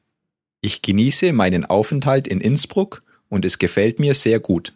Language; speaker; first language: German; native; German